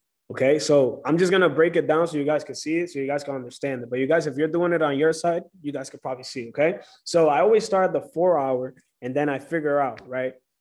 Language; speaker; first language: English; early bilingual, other home language; Spanish